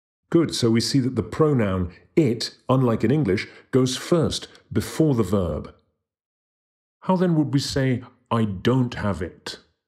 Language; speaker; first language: English; native; English